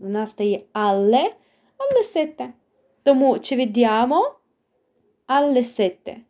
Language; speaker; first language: Italian; non-native, fluent; Ukrainian